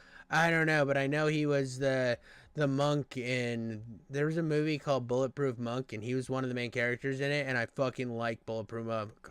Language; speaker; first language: English; native; English